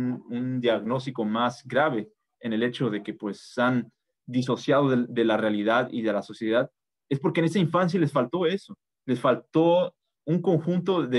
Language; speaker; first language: Spanish; native; Spanish